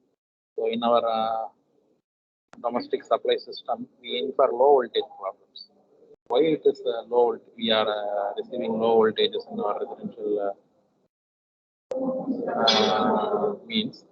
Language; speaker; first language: English; non-native, local second language; Tamil